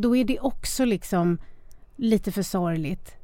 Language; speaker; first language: Swedish; native; Swedish